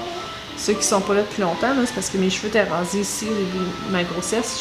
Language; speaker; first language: French; native; French